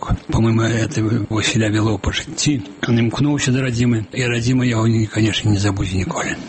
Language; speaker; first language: Belarusian; native; Belarusian